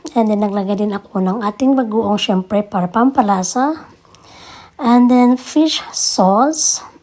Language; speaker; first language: Filipino; non-native, local second language; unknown